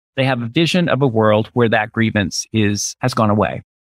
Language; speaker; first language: English; native; English